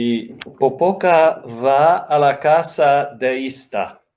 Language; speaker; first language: Spanish; non-native, learner; English